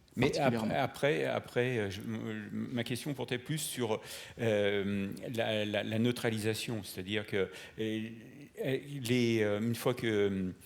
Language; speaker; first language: French; native; French